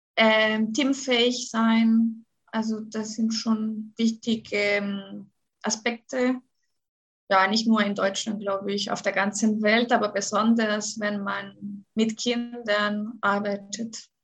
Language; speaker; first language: German; non-native, fluent; Spanish